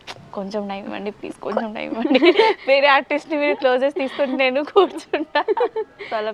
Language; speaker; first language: Telugu; non-native, learner; Bangla